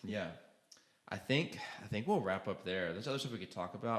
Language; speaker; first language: English; native; English